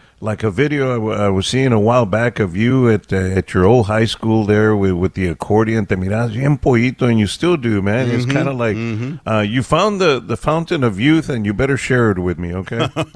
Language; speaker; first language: English; early bilingual, other home language; Spanish